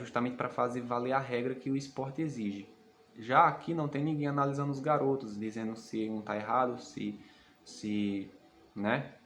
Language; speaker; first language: Portuguese; native; Portuguese